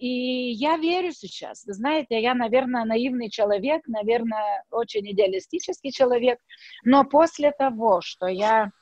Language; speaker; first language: Russian; non-native, fluent; Lithuanian